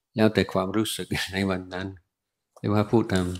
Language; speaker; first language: Thai; non-native, fluent; English